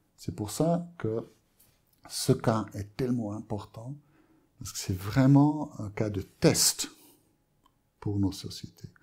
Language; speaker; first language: French; native; French